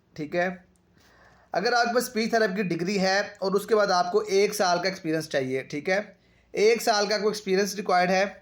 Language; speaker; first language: Urdu; non-native, local second language; Punjabi